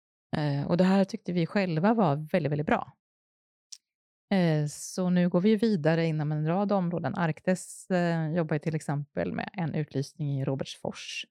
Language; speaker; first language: Swedish; native; Swedish